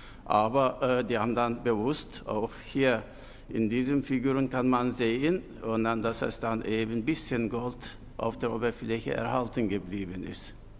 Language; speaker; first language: German; non-native, fluent; Turkish